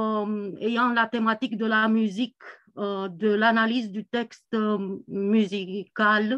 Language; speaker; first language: French; non-native, fluent; Romanian